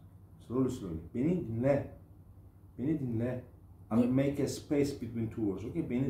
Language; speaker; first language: English; non-native, fluent; Turkish